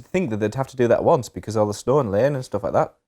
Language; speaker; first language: English; native; English